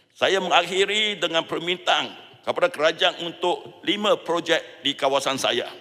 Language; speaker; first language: Malay; non-native, local second language; Chinese